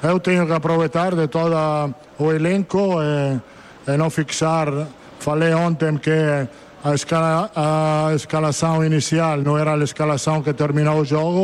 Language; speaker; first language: Portuguese; non-native, fluent; Italian